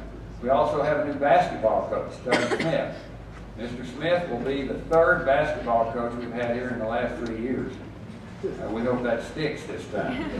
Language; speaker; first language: English; native; English